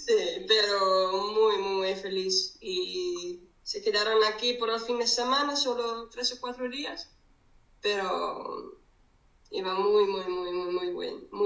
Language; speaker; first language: Spanish; non-native, learner; Dutch